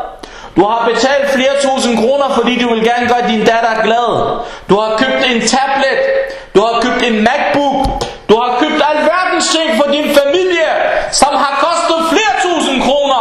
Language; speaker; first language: Danish; early bilingual, other home language; Arabic